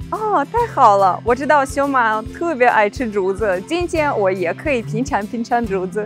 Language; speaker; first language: Chinese; non-native, fluent; Russian